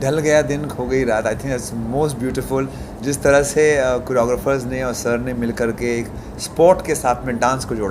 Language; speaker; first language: Hindi; native; Hindi